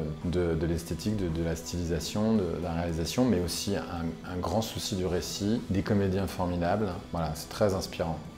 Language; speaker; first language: French; native; French